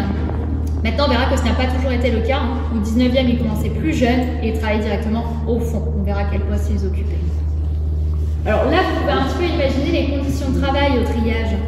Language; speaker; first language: French; native; French